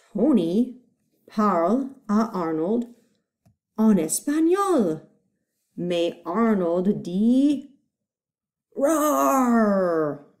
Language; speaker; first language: French; non-native, fluent; English